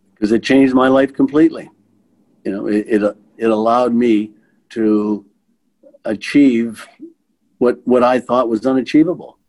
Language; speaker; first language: English; native; English